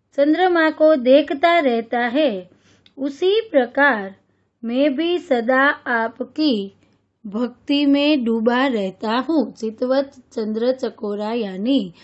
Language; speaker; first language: Hindi; non-native, local second language; Gujarati